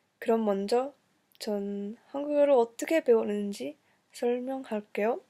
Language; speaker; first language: Korean; early bilingual, heritage; English